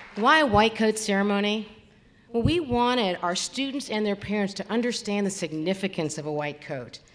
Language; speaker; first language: English; native; English